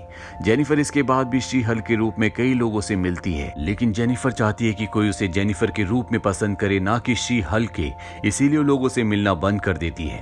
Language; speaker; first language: Hindi; native; Hindi